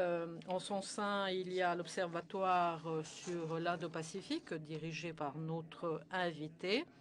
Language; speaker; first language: French; non-native, fluent; Italian